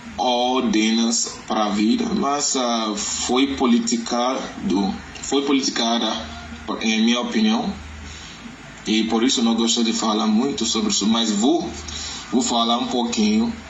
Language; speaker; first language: Portuguese; non-native, learner; Yoruba